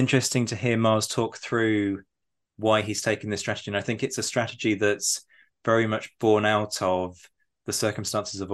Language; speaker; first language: English; native; English